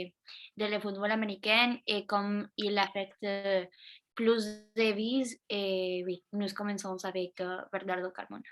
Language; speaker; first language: French; non-native, learner; Spanish